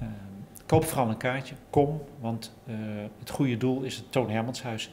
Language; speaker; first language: Dutch; native; Dutch